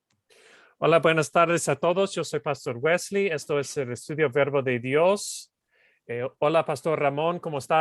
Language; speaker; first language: Spanish; non-native, fluent; English